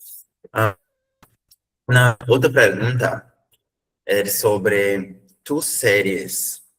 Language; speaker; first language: Spanish; non-native, learner; Portuguese